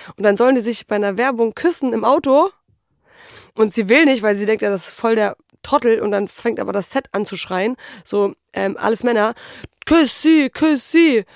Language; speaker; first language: German; early bilingual, other home language; Polish